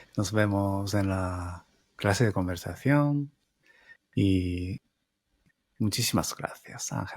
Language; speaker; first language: Spanish; non-native, fluent; Japanese